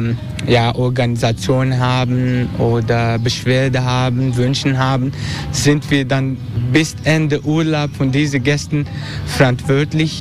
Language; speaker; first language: German; non-native, learner; Turkish